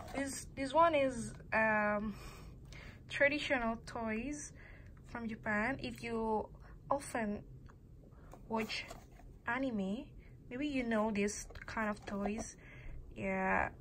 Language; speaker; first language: English; non-native, learner; Indonesian